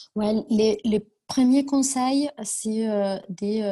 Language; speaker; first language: French; non-native, fluent; Spanish